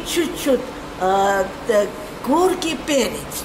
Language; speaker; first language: Russian; non-native, fluent; Georgian